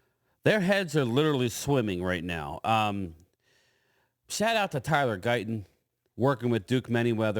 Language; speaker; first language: English; native; English